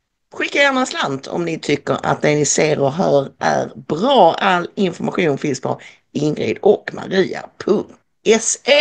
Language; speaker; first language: Swedish; native; Swedish